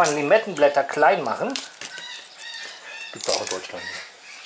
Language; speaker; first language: German; native; German